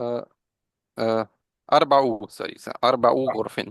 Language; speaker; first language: Arabic; non-native, learner; Urdu